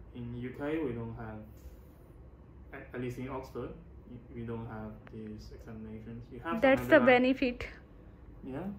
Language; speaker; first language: English; non-native, fluent; Chinese